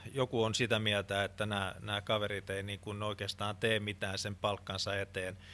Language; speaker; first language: Finnish; non-native, local second language; Swedish